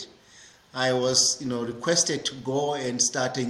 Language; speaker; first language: English; non-native, local second language; Shona